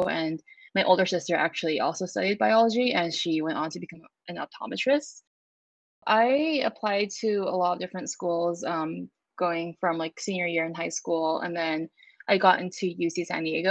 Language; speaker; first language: English; native; English